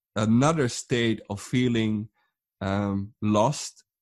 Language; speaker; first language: English; non-native, fluent; Dutch